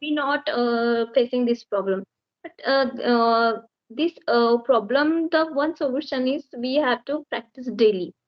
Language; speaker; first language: English; non-native, learner; Marathi